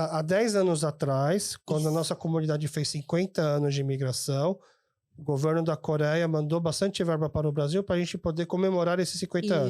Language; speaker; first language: Portuguese; early bilingual, other home language; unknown